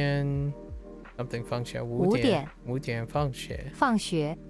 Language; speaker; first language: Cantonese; non-native, learner; English